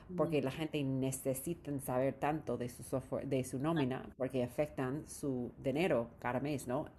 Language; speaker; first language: Spanish; non-native, fluent; English